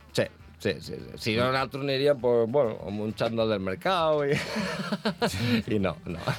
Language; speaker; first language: Catalan; non-native, local second language; Spanish